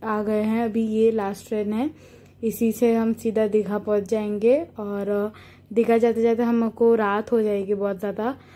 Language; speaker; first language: Hindi; non-native, local second language; Bangla